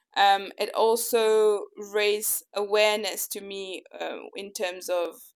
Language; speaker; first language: English; early bilingual, other home language; French